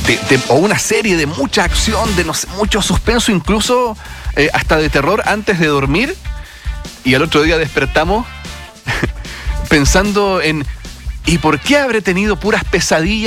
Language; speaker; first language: Spanish; native; Spanish